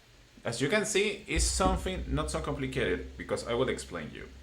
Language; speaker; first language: English; non-native, fluent; Spanish